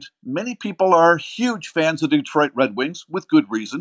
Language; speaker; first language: English; native; English